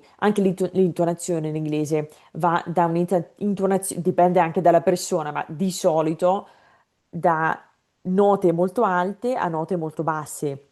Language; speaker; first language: Italian; non-native, fluent; English